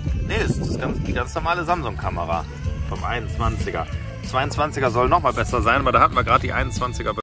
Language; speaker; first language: German; native; German